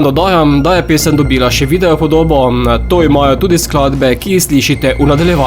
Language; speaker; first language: Slovenian; native; Slovenian